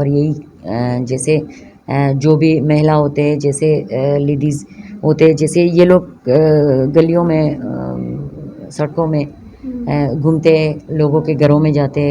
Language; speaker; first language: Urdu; non-native, local second language; Persian